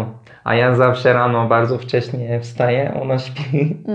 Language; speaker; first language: Polish; non-native, learner; Turkish